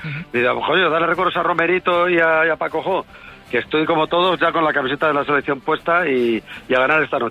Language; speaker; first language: Spanish; native; Spanish